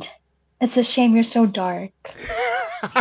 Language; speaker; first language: English; early bilingual, other home language; Cebuano